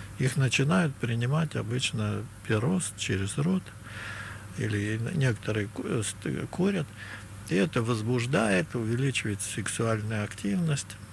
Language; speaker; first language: Russian; native; Russian